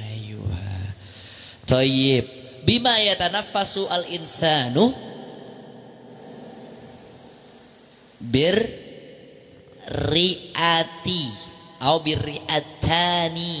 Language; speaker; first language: Arabic; non-native, fluent; Indonesian